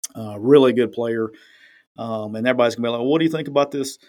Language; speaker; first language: English; native; English